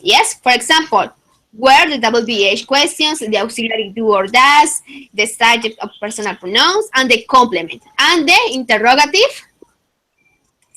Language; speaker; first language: English; non-native, fluent; Spanish